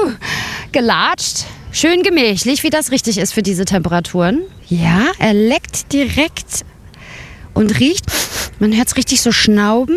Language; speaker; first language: German; native; German